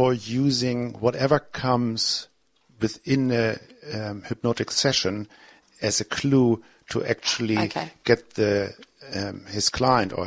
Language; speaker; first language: English; non-native, fluent; German